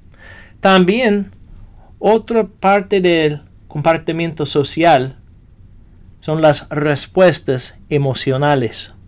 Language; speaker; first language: Spanish; non-native, fluent; English